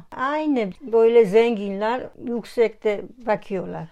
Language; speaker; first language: Turkish; non-native, learner; Georgian